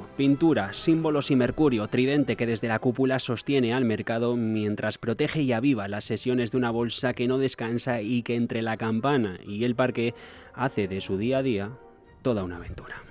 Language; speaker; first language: Spanish; native; Spanish